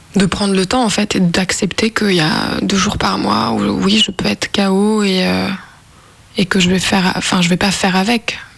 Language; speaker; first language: French; native; French